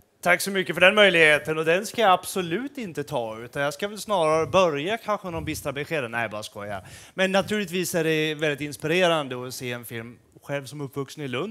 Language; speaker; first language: Swedish; native; Swedish